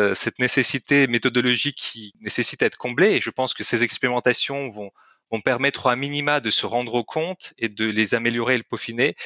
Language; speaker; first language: French; non-native, fluent; Russian